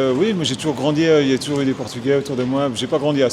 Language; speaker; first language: French; native; French